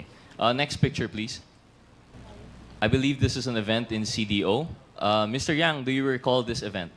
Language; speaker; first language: English; non-native, local second language; Filipino